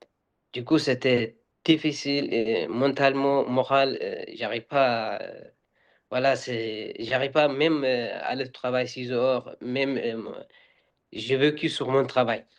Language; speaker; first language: French; non-native, learner; Arabic